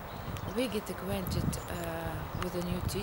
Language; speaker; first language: English; non-native, fluent; Russian